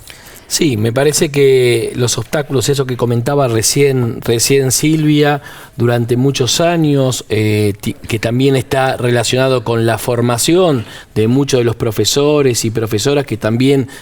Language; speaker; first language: Spanish; native; Spanish